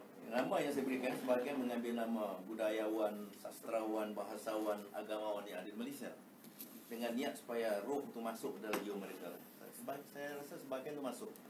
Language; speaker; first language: Malay; native; Malay